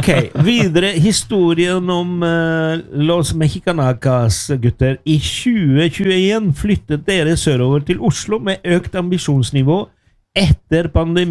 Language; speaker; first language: Norwegian; non-native, fluent; Spanish